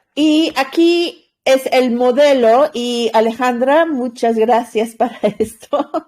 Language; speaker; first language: Spanish; non-native, learner; English